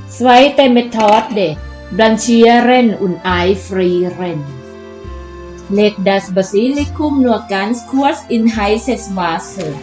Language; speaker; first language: German; non-native, fluent; Thai